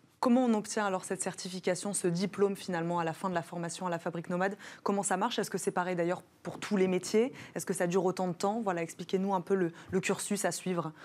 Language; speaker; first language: French; native; French